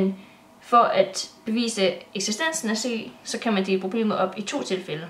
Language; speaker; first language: Danish; native; Danish